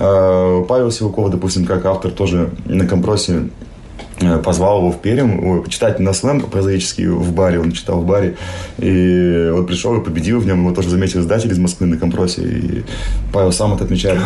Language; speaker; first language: Russian; native; Russian